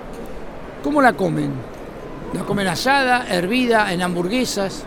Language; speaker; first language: Spanish; native; Spanish